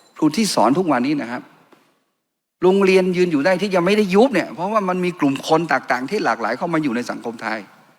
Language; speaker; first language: Thai; non-native, local second language; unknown